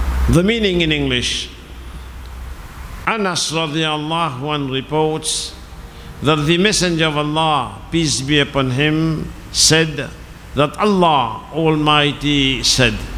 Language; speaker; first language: English; non-native, local second language; Morisyen